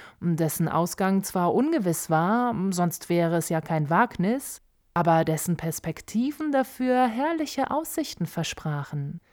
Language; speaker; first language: German; native; German